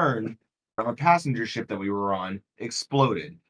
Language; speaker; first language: English; native; English